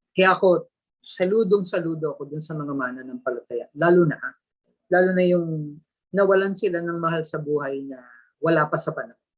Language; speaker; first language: Filipino; native; Filipino